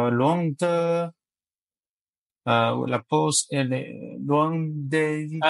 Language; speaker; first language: French; non-native, learner; Chinese